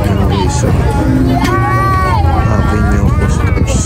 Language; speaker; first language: English; early bilingual, heritage; Filipino